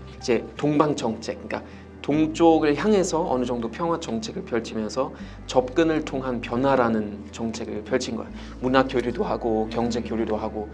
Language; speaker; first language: Korean; non-native, fluent; German